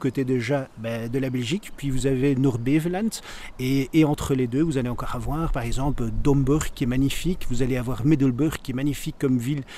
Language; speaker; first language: French; native; French